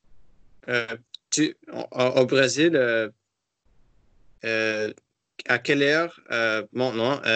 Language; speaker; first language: French; non-native, learner; English